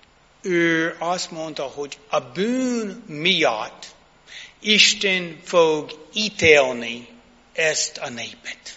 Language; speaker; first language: Hungarian; non-native, fluent; English